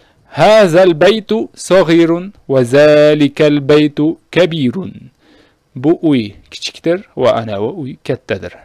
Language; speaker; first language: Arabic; non-native, fluent; Uzbek